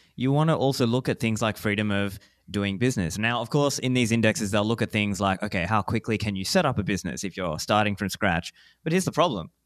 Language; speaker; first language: English; native; English